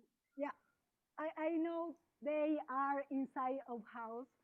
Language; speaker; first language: English; non-native, learner; Spanish